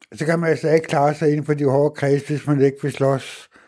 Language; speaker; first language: Danish; native; Danish